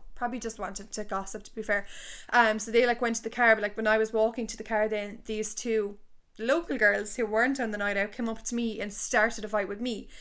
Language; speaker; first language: English; native; English